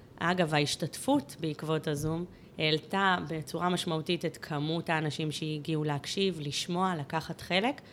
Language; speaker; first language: Hebrew; native; Hebrew